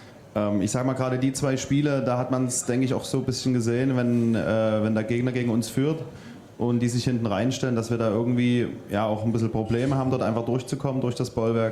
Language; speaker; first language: German; native; German